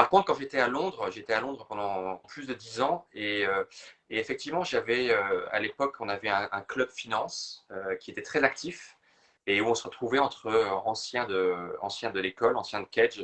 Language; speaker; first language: French; native; French